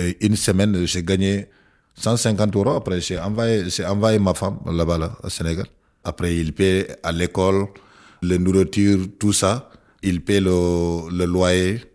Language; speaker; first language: French; non-native, learner; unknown